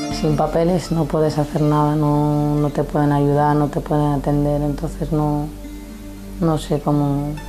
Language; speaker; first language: Spanish; early bilingual, other home language; Arabic